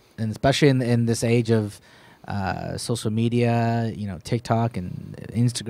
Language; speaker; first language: English; native; English